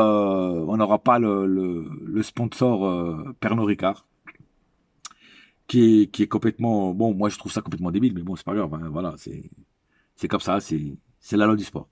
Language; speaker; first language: French; native; French